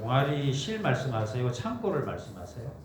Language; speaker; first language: Korean; native; Korean